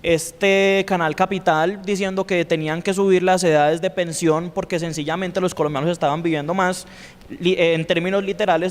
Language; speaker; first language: Spanish; native; Spanish